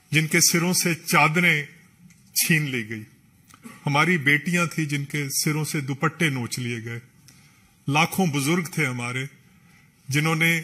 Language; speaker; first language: Hindi; non-native, local second language; Punjabi